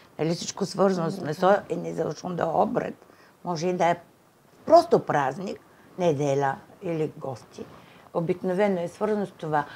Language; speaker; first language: Bulgarian; native; Bulgarian